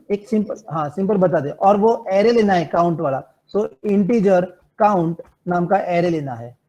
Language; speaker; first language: Hindi; non-native, local second language; Gujarati